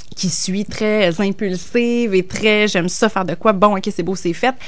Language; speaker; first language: French; native; French